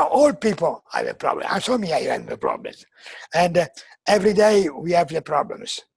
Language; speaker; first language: English; non-native, learner; Italian